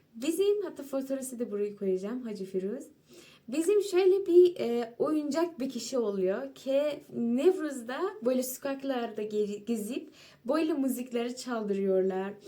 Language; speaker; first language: Turkish; non-native, fluent; Persian